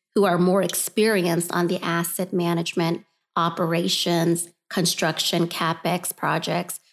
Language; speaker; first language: English; early bilingual, other home language; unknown